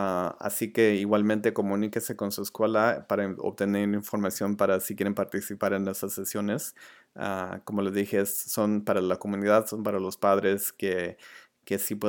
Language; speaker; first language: Spanish; early bilingual, other home language; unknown